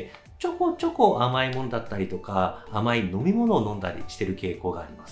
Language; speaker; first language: Japanese; native; Japanese